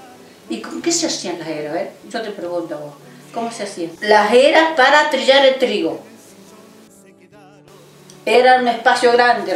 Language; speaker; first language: Spanish; native; Spanish